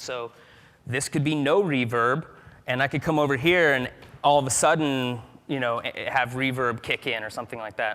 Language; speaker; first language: English; native; English